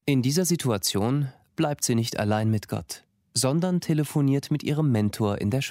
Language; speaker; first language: German; native; German